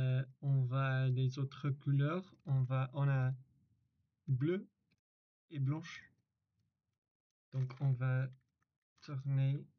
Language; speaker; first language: French; non-native, learner; English